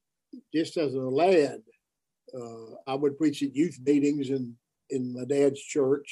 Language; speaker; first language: English; native; English